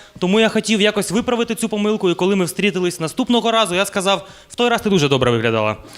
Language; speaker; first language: Ukrainian; non-native, local second language; Russian